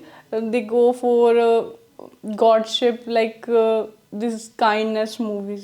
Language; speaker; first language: English; non-native, learner; Punjabi